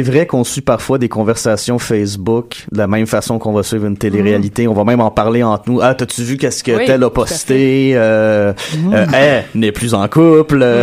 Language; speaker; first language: French; native; French